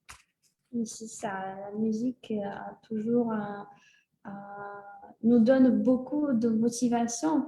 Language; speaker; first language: French; non-native, fluent; Russian